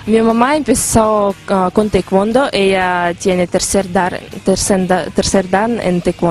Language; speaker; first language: Spanish; non-native, learner; Russian